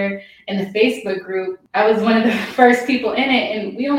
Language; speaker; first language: English; native; English